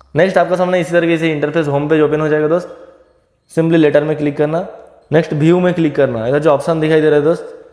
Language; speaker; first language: Hindi; non-native, local second language; Bangla